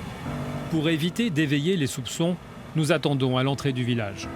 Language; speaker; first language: French; native; French